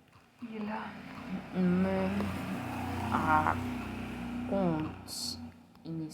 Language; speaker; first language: French; non-native, learner; Spanish